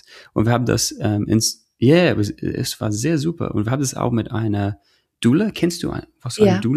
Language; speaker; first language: German; non-native, fluent; English